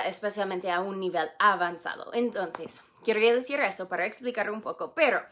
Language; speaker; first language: Spanish; non-native, fluent; English